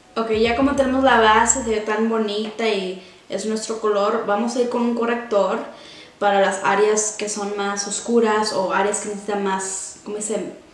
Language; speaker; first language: Spanish; early bilingual, heritage; Spanish